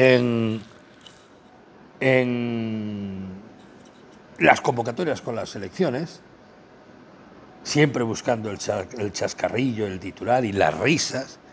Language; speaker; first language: Spanish; native; Spanish